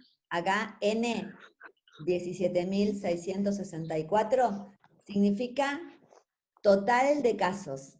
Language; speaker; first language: Spanish; native; Spanish